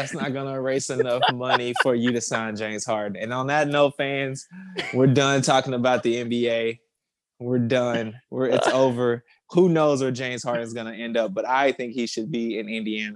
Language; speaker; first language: English; native; English